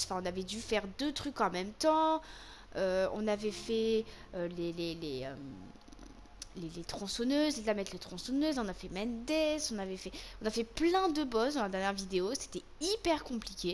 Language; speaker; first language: French; native; French